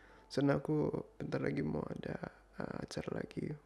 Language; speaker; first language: Indonesian; early bilingual, heritage; Indonesian